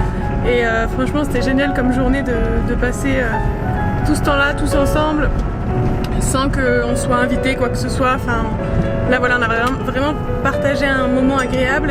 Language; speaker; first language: French; native; French